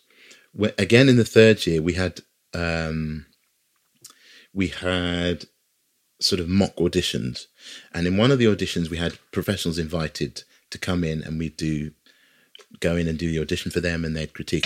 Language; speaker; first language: English; native; English